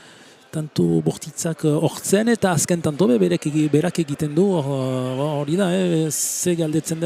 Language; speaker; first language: Basque; native; Basque